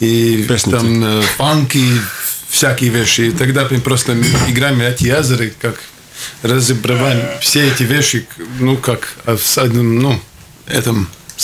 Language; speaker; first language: Russian; non-native, local second language; Latvian